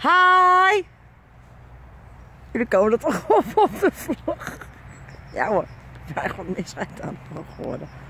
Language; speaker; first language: Dutch; native; Dutch